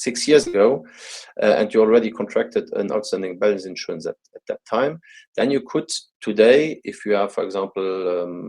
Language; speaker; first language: English; non-native, fluent; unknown